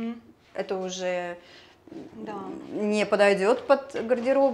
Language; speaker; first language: Russian; native; Russian